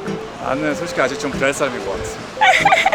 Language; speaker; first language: Korean; early bilingual, heritage; Korean